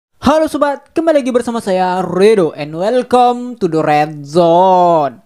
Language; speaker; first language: Indonesian; native; Indonesian